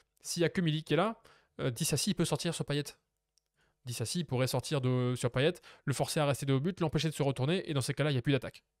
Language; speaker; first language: French; native; French